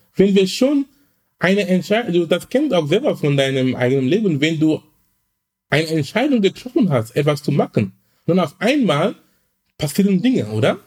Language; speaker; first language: German; non-native, fluent; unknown